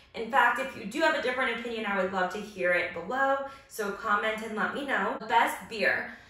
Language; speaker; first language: English; native; English